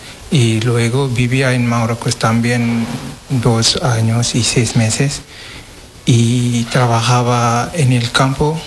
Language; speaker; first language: Spanish; non-native, learner; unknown